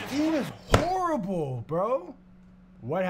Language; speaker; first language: English; native; English